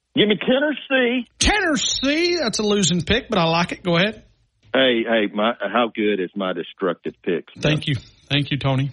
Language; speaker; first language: English; native; English